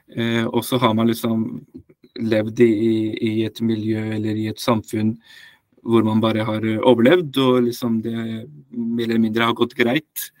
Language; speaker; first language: Norwegian; early bilingual, other home language; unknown